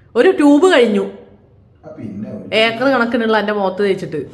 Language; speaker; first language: Malayalam; native; Malayalam